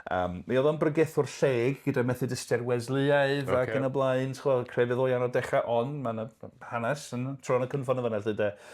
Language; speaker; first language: Welsh; native; Welsh